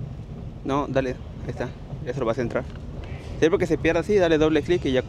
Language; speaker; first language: Spanish; native; Spanish